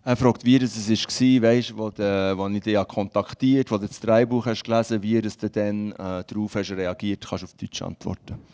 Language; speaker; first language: German; non-native, local second language; French